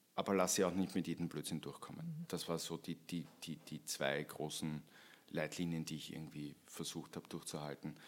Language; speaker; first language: German; native; German